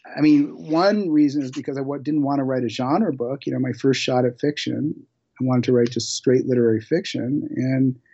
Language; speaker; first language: English; native; English